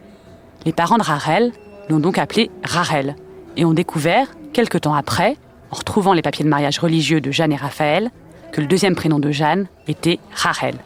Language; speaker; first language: French; native; French